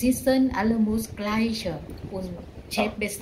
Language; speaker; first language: German; non-native, learner; Thai